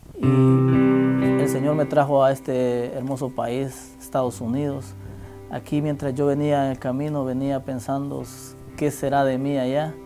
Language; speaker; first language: Spanish; native; Spanish